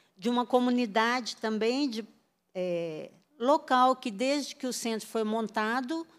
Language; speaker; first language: Portuguese; native; Portuguese